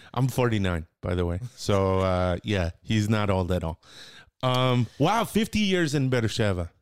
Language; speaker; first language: English; native; English